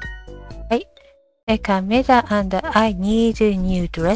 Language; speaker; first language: English; non-native, learner; Japanese